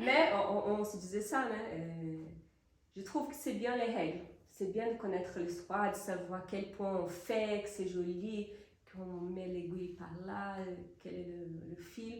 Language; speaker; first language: French; non-native, fluent; Portuguese